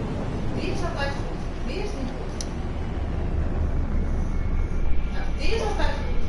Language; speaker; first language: Dutch; non-native, learner; Portuguese